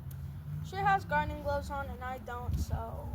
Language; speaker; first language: English; native; English